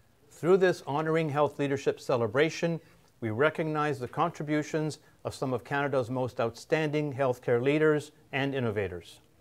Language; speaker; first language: English; native; English